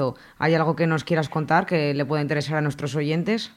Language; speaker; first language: Spanish; native; Spanish